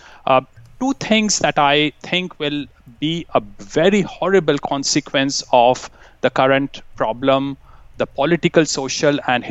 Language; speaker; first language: English; non-native, local second language; Hindi